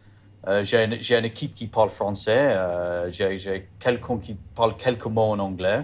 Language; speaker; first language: French; non-native, learner; English